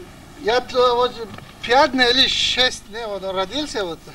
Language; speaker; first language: Russian; non-native, local second language; Tajik